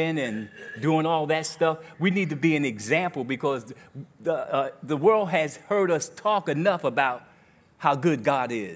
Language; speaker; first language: English; native; English